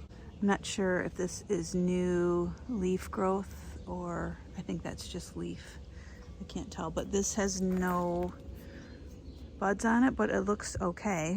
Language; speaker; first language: English; native; English